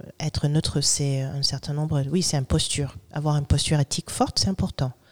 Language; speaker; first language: French; non-native, fluent; English